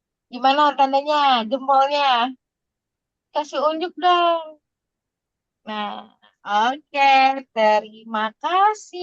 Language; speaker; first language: Indonesian; native; Indonesian